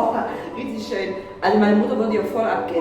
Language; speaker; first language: German; native; German